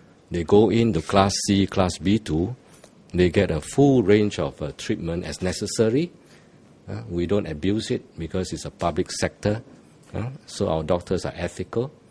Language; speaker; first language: English; non-native, local second language; Chinese